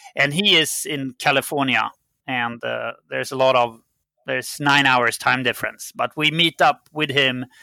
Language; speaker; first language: English; non-native, fluent; Swedish